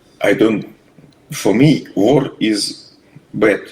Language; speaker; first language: English; non-native, learner; Russian